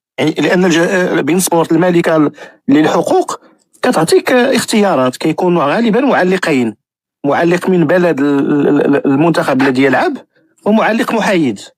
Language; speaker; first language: Arabic; native; Arabic